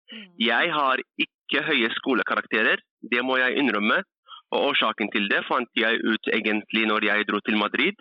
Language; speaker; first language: Norwegian; early bilingual, other home language; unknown